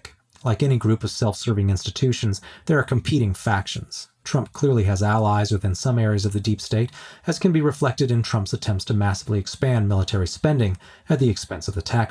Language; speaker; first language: English; native; English